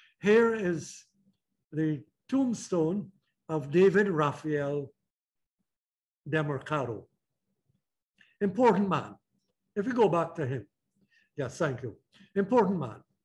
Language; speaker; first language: English; native; English